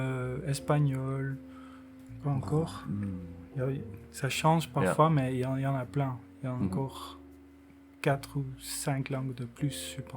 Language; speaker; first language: French; non-native, local second language; Dutch